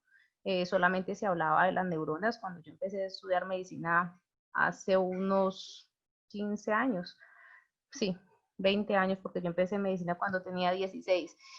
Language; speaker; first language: Spanish; native; Spanish